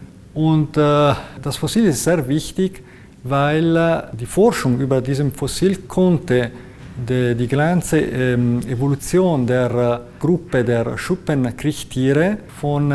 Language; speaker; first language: German; non-native, local second language; Italian